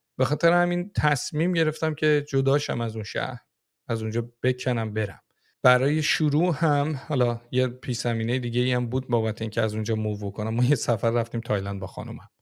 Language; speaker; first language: Persian; native; Persian